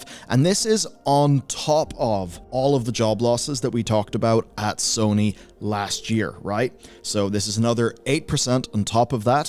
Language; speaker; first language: English; native; English